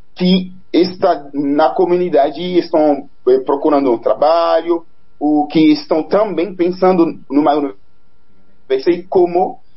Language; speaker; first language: Portuguese; non-native, fluent; Haitian Creole